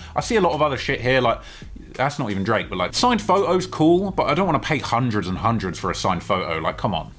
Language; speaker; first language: English; native; English